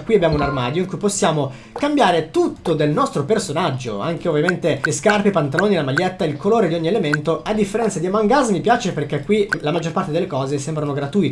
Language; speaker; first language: Italian; native; Italian